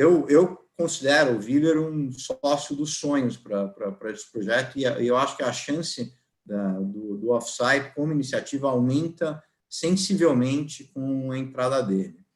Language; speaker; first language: Portuguese; native; Portuguese